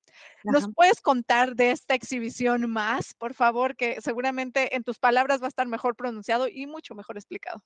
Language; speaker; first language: Spanish; native; Spanish